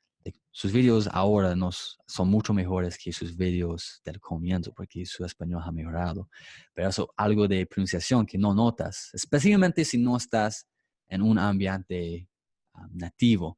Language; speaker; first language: Spanish; non-native, fluent; English